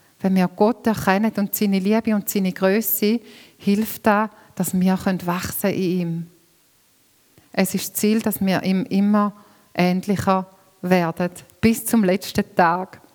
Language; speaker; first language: German; native; German